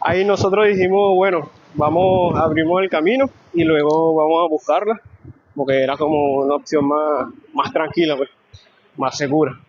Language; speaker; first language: Spanish; native; Spanish